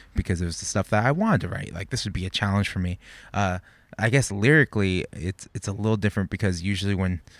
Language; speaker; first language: English; native; English